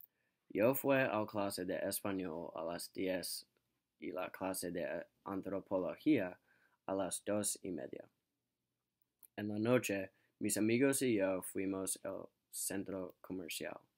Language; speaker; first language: Spanish; non-native, learner; English